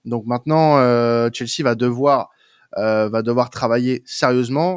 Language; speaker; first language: French; native; French